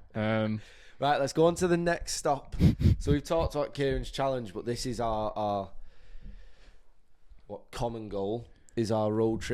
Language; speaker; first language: English; native; English